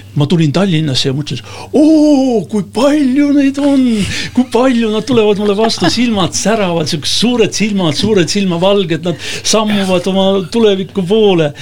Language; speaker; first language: Estonian; non-native, local second language; Russian